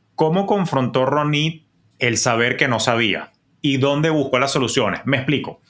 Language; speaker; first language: Spanish; native; Spanish